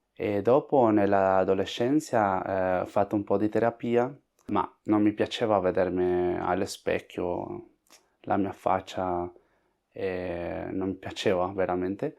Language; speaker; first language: Italian; non-native, fluent; Spanish